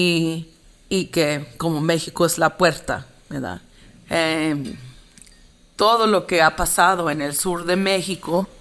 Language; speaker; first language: Spanish; early bilingual, heritage; Spanish